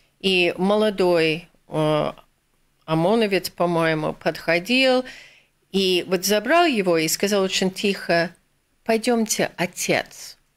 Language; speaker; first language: Russian; non-native, fluent; English